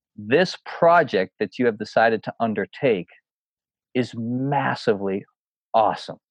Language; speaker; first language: English; native; English